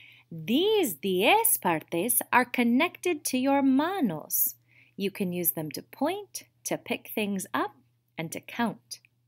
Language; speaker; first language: English; native; English